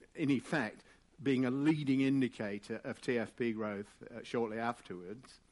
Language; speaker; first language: English; native; English